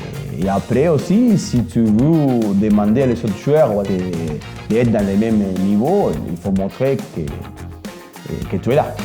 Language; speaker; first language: French; non-native, fluent; Spanish